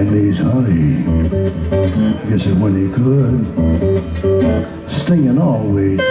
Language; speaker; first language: English; native; English